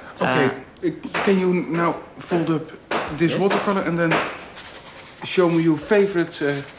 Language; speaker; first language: English; non-native, learner; Dutch